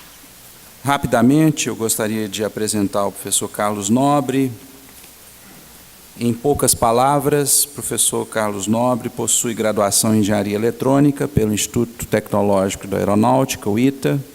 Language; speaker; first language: Portuguese; native; Portuguese